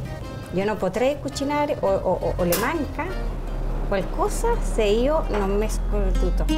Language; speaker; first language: Italian; early bilingual, heritage; Spanish